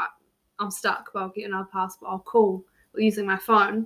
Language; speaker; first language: English; native; English